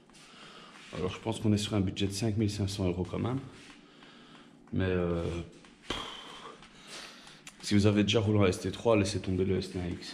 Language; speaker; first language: French; native; French